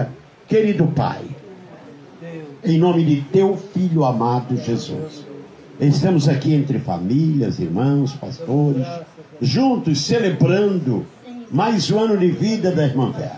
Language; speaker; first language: Portuguese; native; Portuguese